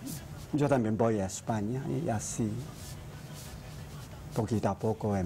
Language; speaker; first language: Spanish; non-native, fluent; Japanese